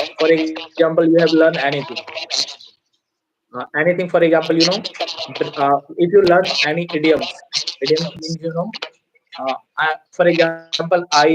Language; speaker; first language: English; non-native, fluent; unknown